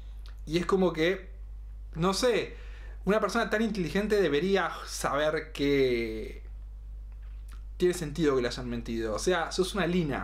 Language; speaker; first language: Spanish; native; Spanish